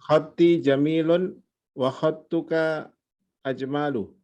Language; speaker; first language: Arabic; non-native, learner; Indonesian